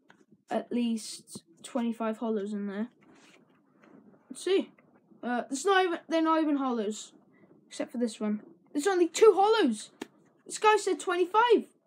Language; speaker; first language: English; native; English